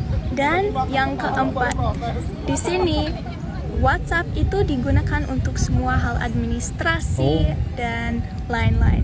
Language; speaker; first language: Indonesian; non-native, fluent; English